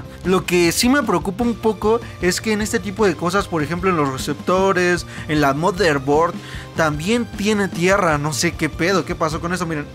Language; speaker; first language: Spanish; native; Spanish